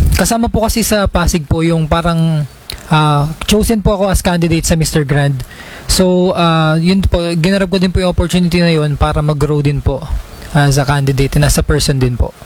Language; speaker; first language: Filipino; native; Filipino